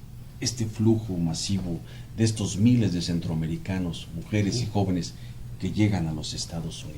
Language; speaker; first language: Spanish; native; Spanish